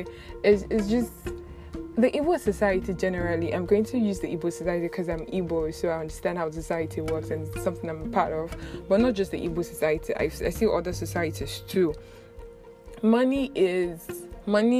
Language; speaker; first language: English; non-native, local second language; Igbo